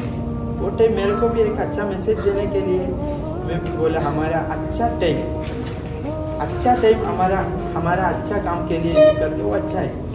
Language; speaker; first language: Hindi; non-native, local second language; Malayalam